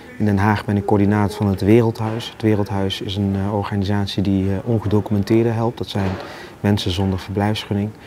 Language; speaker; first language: Dutch; early bilingual, other home language; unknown